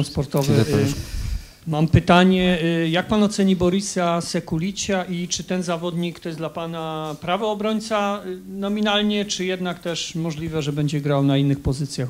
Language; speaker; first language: Polish; native; Polish